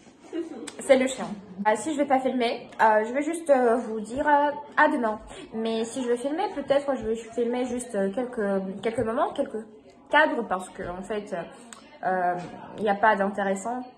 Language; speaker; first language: French; non-native, fluent; Russian